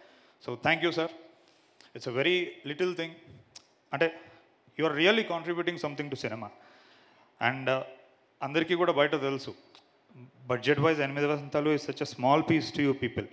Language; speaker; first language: Telugu; native; Telugu